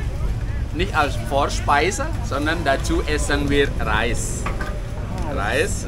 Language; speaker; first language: German; non-native, fluent; Balinese